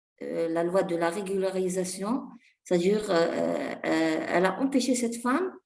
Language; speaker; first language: French; non-native, fluent; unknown